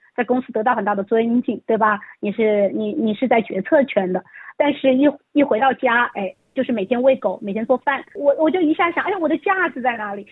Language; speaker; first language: Chinese; native; Chinese